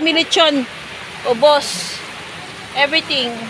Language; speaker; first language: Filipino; non-native, local second language; Waray